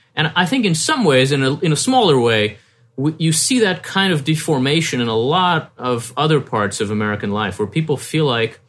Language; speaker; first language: English; native; English